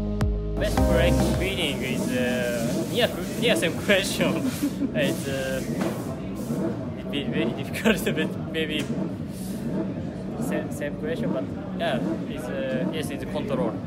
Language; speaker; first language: English; non-native, learner; Japanese